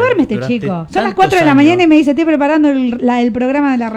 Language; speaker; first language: Spanish; native; Spanish